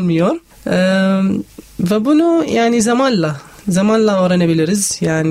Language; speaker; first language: Turkish; non-native, learner; Arabic